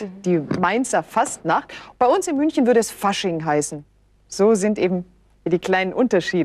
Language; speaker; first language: German; native; German